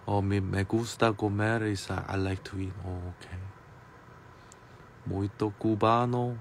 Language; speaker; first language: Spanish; non-native, learner; Korean